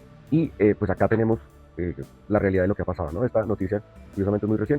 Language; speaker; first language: Spanish; native; Spanish